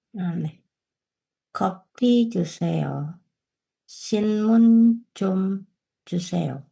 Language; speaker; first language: Korean; non-native, learner; Indonesian